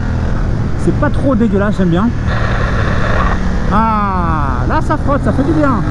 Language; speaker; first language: French; native; French